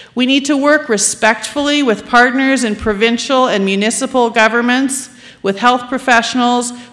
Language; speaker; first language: English; native; English